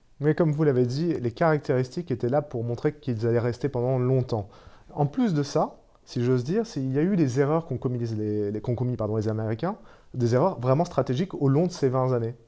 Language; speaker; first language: French; native; French